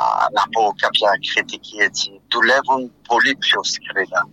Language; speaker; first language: Greek; non-native, fluent; French